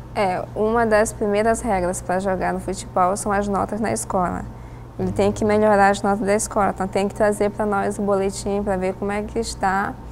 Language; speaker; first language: Portuguese; native; Portuguese